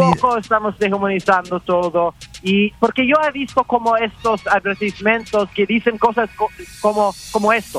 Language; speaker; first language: Spanish; early bilingual, heritage; English